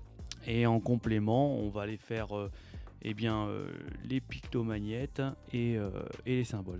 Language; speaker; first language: French; native; French